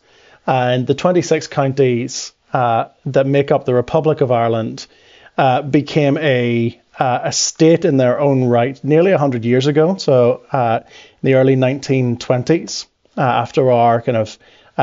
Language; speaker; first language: English; native; English